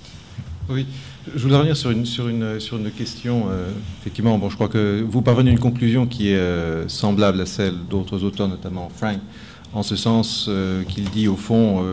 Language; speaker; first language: French; native; French